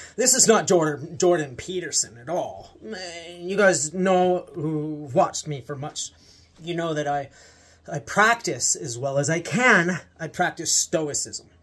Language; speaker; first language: English; native; English